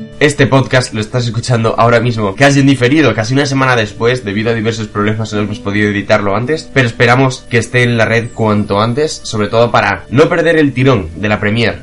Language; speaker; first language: Spanish; native; Spanish